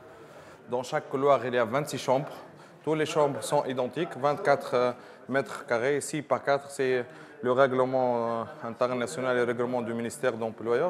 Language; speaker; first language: French; non-native, local second language; Arabic